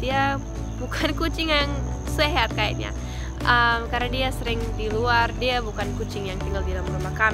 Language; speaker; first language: Indonesian; non-native, fluent; English